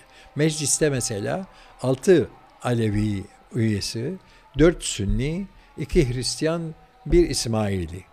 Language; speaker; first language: Turkish; early bilingual, heritage; Turkish